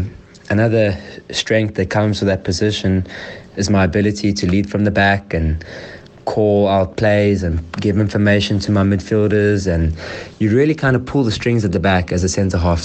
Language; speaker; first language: English; native; English